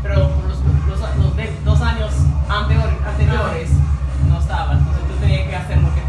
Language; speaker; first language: Spanish; non-native, learner; English